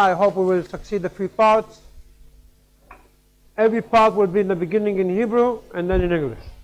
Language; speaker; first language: English; non-native, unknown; Hebrew